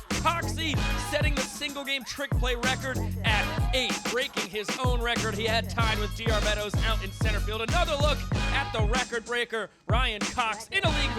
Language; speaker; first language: English; native; English